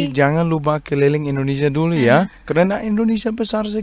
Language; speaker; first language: Indonesian; non-native, learner; Danish